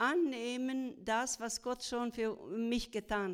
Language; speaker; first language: German; non-native, fluent; Croatian